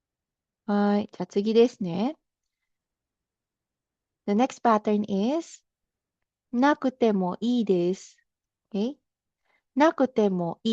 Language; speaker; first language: Japanese; non-native, fluent; Filipino